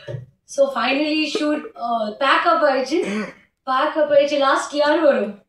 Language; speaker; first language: Tamil; non-native, learner; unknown